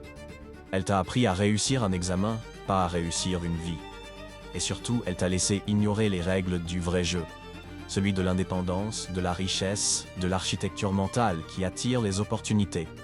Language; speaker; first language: French; native; French